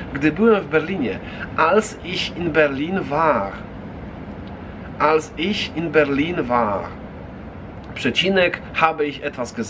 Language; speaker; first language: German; non-native, fluent; Polish